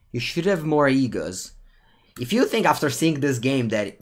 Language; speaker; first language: English; non-native, fluent; Italian